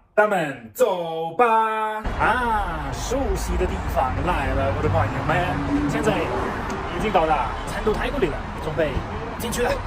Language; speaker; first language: Chinese; non-native, fluent; German